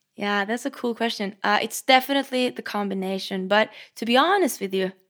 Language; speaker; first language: English; non-native, fluent; Norwegian